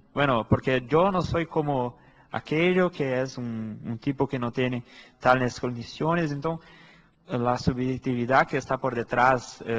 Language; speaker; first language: Spanish; non-native, fluent; Portuguese